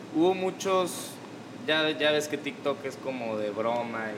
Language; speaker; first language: Spanish; native; Spanish